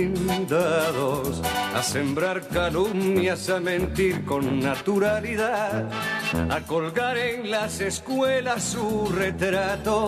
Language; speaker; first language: Spanish; native; Spanish